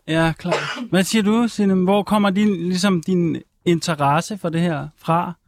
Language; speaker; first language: Danish; native; Danish